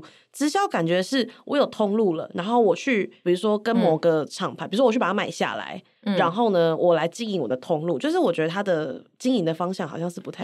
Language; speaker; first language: Chinese; native; Chinese